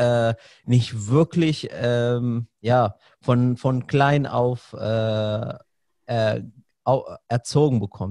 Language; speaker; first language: German; non-native, fluent; Arabic